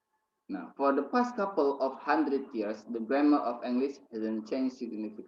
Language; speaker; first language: English; non-native, learner; Indonesian